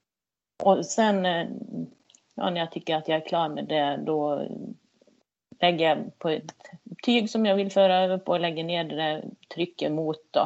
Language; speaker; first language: Swedish; native; Swedish